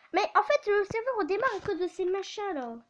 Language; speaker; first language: French; native; French